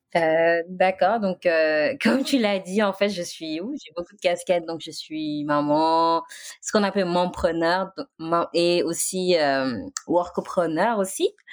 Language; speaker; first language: French; non-native, local second language; Wolof